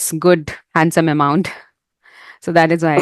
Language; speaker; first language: English; non-native, fluent; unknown